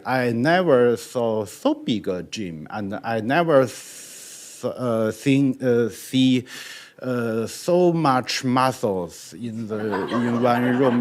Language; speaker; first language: English; non-native, learner; Chinese